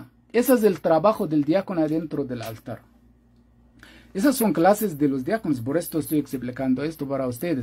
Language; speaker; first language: Spanish; non-native, fluent; Arabic